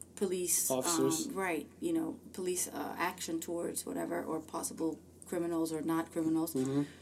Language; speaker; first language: English; early bilingual, other home language; Amharic